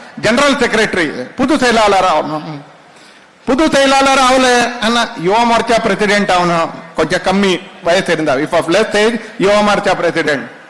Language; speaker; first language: Tamil; non-native, learner; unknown